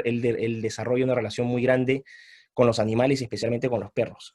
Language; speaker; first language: Spanish; early bilingual, other home language; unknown